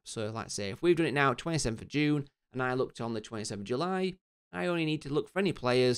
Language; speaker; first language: English; native; English